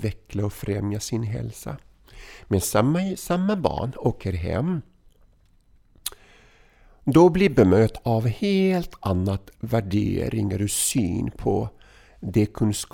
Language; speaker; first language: Swedish; non-native, fluent; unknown